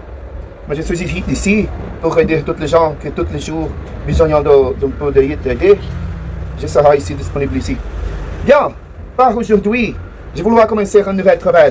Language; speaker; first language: French; non-native, learner; Portuguese